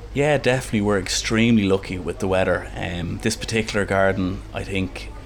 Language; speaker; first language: English; native; English